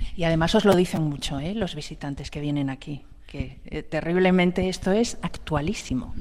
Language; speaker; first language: Spanish; native; Spanish